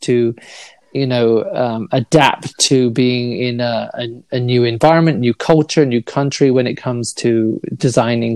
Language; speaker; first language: English; native; English